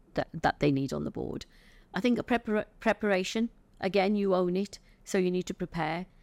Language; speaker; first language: English; native; English